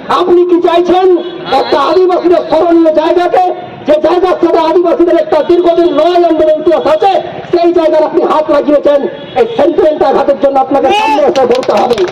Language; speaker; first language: Bangla; non-native, local second language; Santali